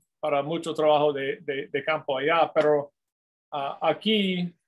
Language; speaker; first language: Spanish; non-native, fluent; English